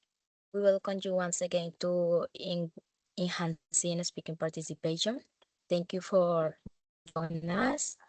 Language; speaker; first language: English; non-native, learner; Spanish